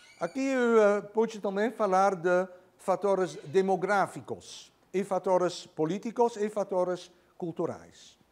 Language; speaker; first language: Portuguese; non-native, fluent; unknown